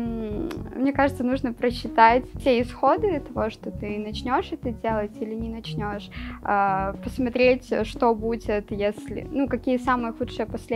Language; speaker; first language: Russian; native; Russian